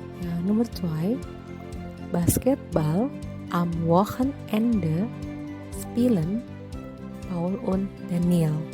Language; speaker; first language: German; non-native, fluent; Indonesian